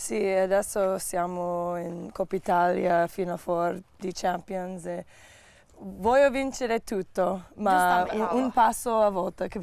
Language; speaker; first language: Italian; non-native, learner; English